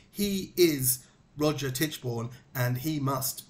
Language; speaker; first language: English; native; English